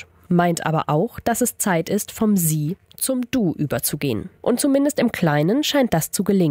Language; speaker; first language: German; native; German